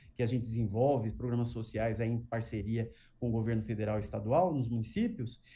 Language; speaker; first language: Portuguese; native; Portuguese